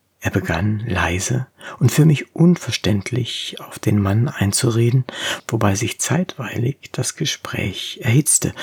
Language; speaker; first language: German; native; German